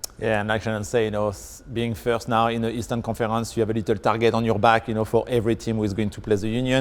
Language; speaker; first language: English; non-native, fluent; French